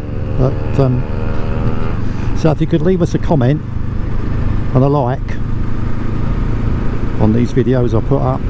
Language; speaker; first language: English; native; English